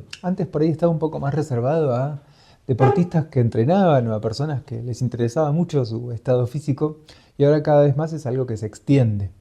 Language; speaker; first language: Spanish; native; Spanish